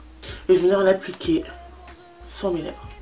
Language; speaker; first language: French; native; French